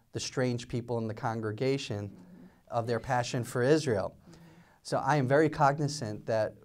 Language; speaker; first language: English; native; English